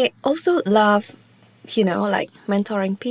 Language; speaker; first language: English; non-native, local second language; Chinese